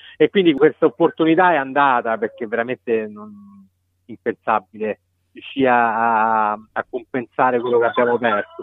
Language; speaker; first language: Italian; native; Italian